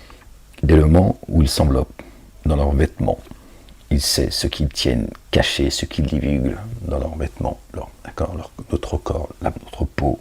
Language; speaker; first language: French; native; French